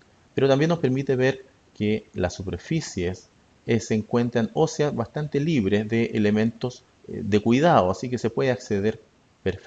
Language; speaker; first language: Spanish; native; Spanish